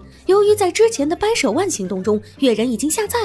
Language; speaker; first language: Chinese; native; Chinese